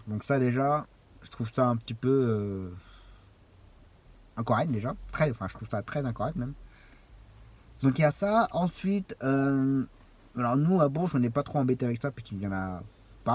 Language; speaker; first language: French; native; French